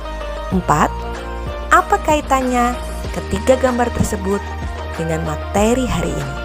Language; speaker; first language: Indonesian; native; Indonesian